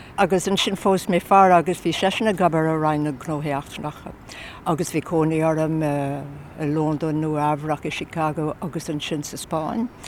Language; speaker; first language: Irish; native; Irish